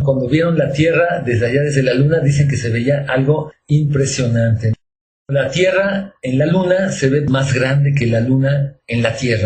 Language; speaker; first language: Spanish; native; Spanish